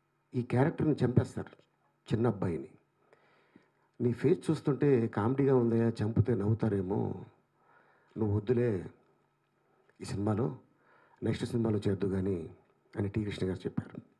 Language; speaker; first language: Telugu; native; Telugu